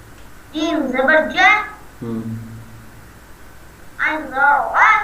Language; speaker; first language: Arabic; non-native, learner; Urdu